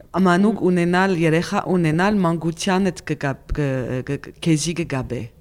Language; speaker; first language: Armenian; early bilingual, heritage; Armenian